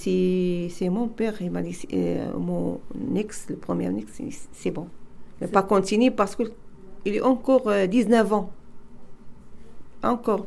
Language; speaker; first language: French; non-native, learner; Arabic